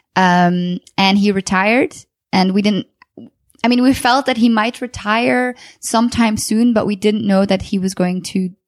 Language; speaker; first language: English; non-native, fluent; Dutch